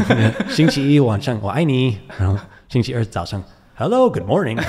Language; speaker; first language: Chinese; non-native, fluent; English